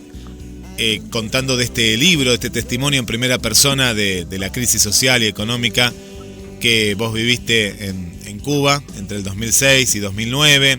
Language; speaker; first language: Spanish; native; Spanish